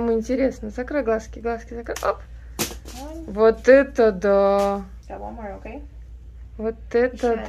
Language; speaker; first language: Russian; native; Russian